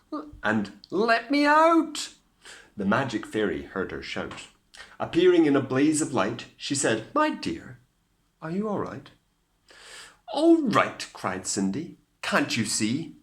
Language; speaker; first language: English; native; English